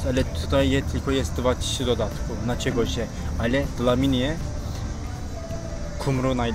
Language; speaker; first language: Polish; non-native, learner; Turkish